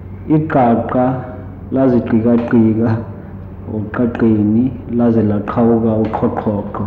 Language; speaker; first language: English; non-native, local second language; Zulu